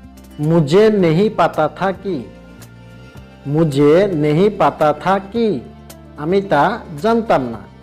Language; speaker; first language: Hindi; non-native, fluent; Bangla